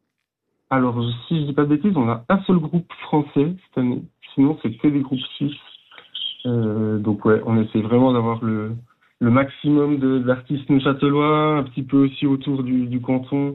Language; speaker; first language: French; native; French